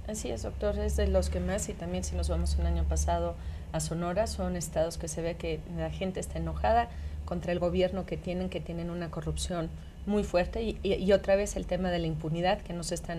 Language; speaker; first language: Spanish; native; Spanish